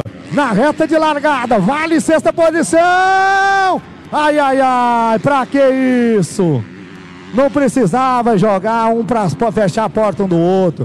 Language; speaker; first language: Portuguese; native; Portuguese